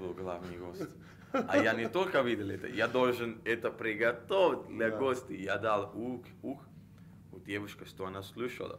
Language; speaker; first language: Russian; non-native, learner; Italian